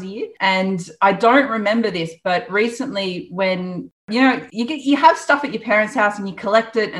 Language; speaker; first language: English; native; English